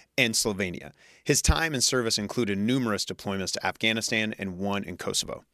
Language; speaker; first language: English; native; English